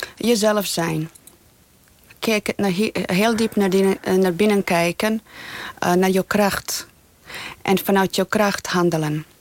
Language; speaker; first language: Dutch; non-native, fluent; Bosnian